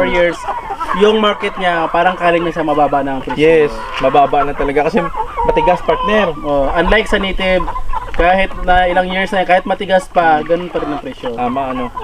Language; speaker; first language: Filipino; native; Filipino